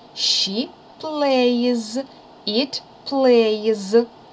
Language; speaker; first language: English; non-native, fluent; Ukrainian